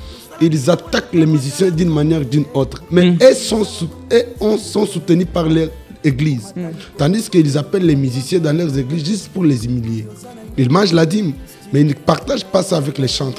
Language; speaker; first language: French; non-native, local second language; Lingala